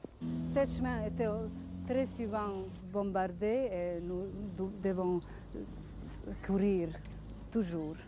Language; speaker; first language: French; non-native, learner; Bosnian